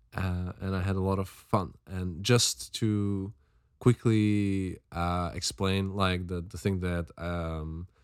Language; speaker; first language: English; non-native, fluent; Slovak